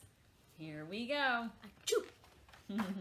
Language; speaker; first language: English; native; English